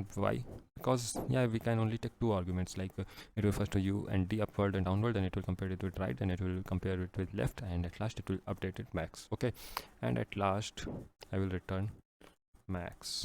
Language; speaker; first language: English; non-native, local second language; Hindi